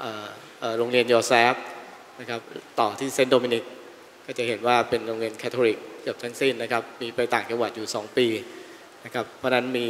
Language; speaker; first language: Thai; native; Thai